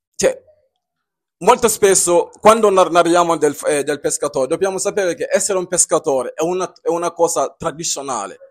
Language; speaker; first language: Italian; non-native, fluent; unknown